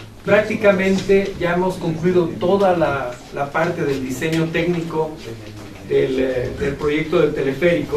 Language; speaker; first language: Spanish; native; Spanish